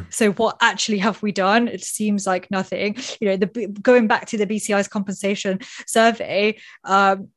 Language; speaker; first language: English; native; English